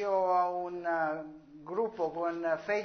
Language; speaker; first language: Spanish; non-native, learner; Italian